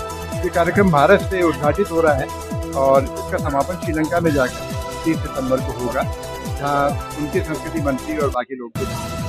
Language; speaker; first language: Hindi; native; Hindi